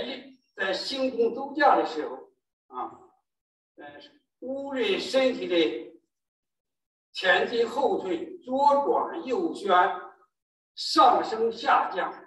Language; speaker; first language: Chinese; native; Chinese